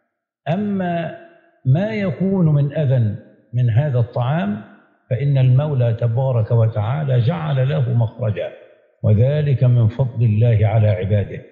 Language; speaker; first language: Arabic; native; Arabic